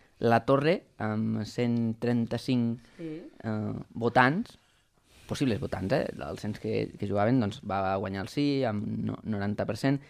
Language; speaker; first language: Catalan; native; Catalan